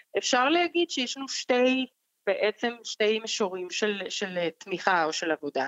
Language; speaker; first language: Hebrew; non-native, fluent; Spanish